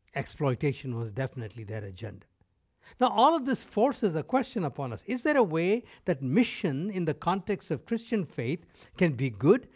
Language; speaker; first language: English; non-native, local second language; Tamil